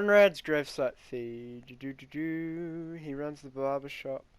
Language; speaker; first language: English; native; English